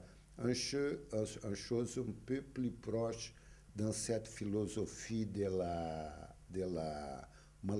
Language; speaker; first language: French; non-native, fluent; Portuguese